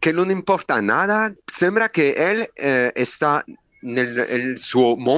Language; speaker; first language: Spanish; non-native, learner; French